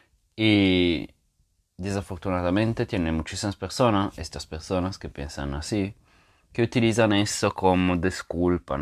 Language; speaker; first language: Spanish; non-native, fluent; Portuguese